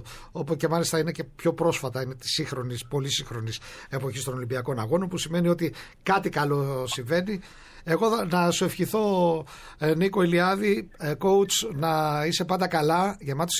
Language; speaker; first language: Greek; native; Greek